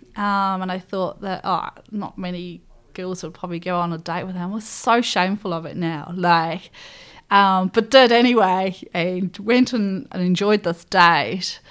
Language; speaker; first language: English; native; English